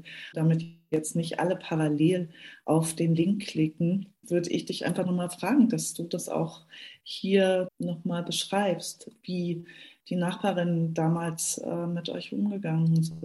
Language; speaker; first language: German; native; German